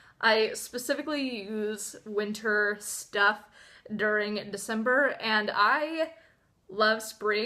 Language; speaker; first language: English; native; English